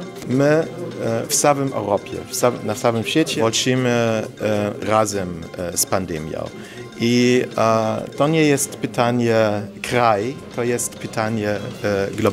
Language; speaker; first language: Polish; non-native, learner; German